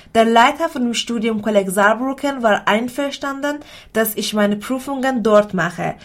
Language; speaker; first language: German; non-native, fluent; Persian